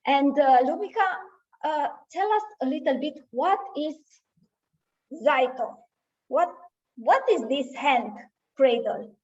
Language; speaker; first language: English; non-native, fluent; Romanian